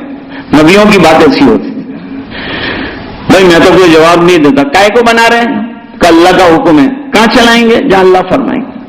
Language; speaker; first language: Urdu; native; Urdu